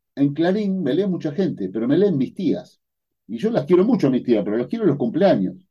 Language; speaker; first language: Spanish; native; Spanish